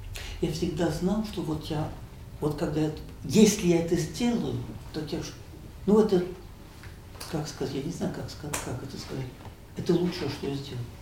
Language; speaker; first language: Russian; early bilingual, heritage; Russian